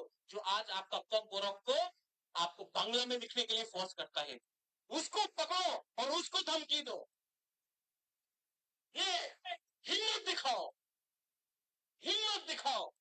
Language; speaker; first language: Hindi; non-native, local second language; Kok Borok